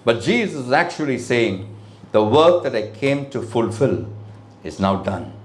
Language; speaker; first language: English; non-native, local second language; Tamil